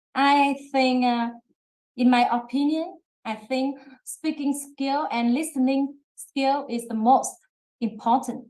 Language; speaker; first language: English; non-native, learner; Vietnamese